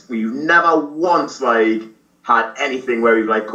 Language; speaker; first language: English; native; English